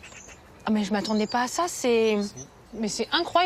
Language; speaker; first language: French; native; French